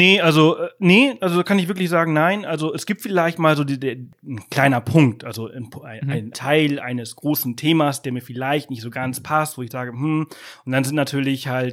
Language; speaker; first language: German; native; German